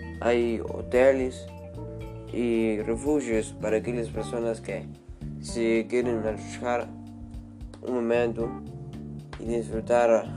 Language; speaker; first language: Portuguese; non-native, learner; Spanish